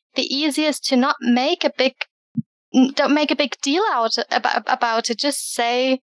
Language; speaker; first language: English; early bilingual, other home language; German